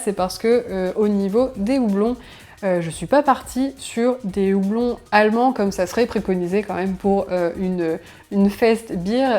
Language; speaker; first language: French; native; French